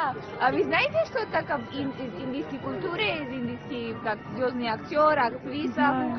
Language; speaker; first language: Russian; non-native, learner; Hindi